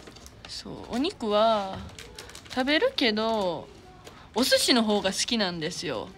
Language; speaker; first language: Japanese; native; Japanese